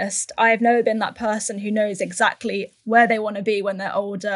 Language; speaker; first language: English; native; English